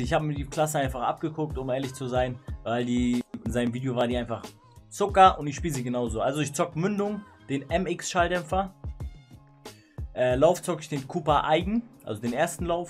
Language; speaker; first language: German; native; German